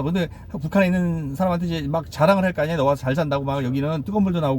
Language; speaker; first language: Korean; native; Korean